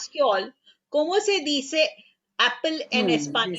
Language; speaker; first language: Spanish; non-native, fluent; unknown